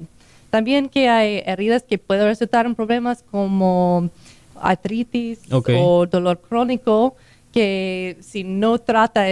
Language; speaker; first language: Spanish; non-native, learner; English